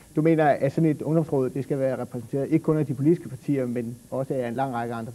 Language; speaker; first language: Danish; native; Danish